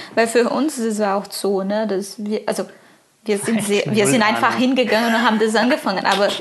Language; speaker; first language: German; non-native, fluent; Portuguese